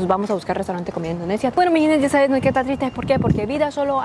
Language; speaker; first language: Spanish; native; Spanish